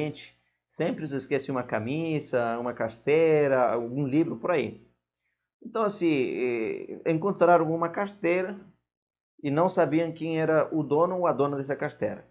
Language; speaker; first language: Portuguese; non-native, fluent; Spanish